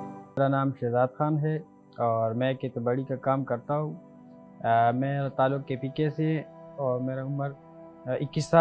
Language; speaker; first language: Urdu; non-native, local second language; Pashto